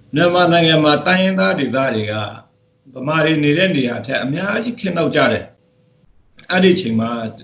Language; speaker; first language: Burmese; non-native, local second language; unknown